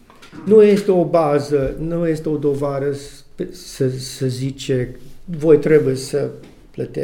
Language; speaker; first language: Romanian; non-native, learner; English